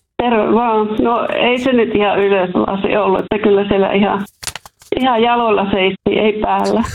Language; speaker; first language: Finnish; native; Finnish